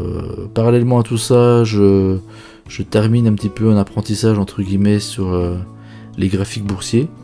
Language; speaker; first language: French; native; French